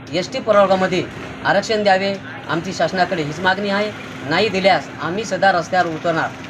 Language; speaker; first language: Marathi; non-native, local second language; Lambadi